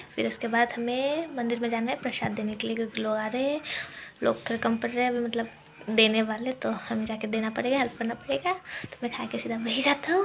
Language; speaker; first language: Hindi; native; Hindi